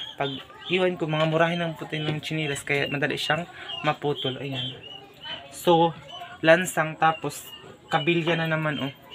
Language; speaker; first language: Filipino; non-native, local second language; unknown